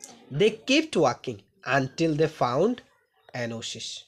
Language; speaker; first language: English; non-native, local second language; Bangla